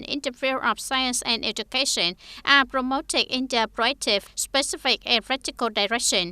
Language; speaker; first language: English; non-native, fluent; Vietnamese